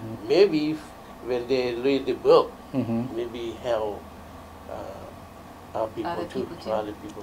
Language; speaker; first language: English; non-native, learner; Lao